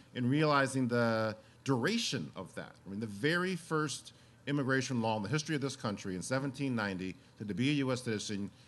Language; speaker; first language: English; native; English